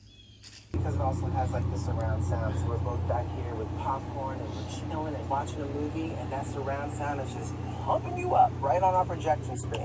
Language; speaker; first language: English; native; English